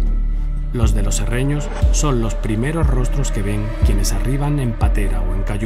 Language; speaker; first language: Spanish; native; Spanish